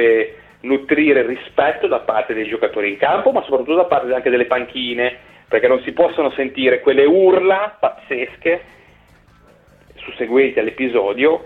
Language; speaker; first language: Italian; native; Italian